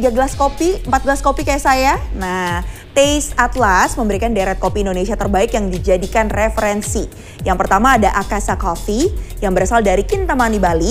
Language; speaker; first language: Indonesian; native; Indonesian